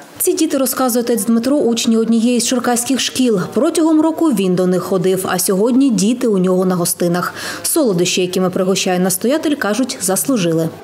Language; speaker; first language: Ukrainian; native; Ukrainian